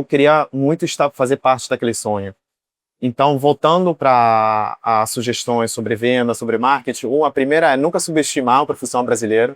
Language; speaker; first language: Portuguese; non-native, fluent; Italian